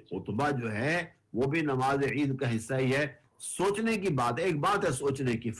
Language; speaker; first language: Urdu; native; Urdu